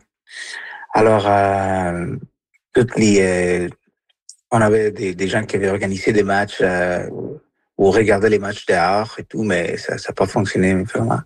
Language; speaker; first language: French; non-native, fluent; Spanish